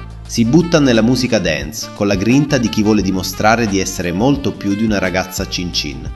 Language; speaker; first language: Italian; native; Italian